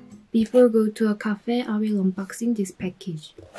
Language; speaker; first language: English; non-native, learner; Korean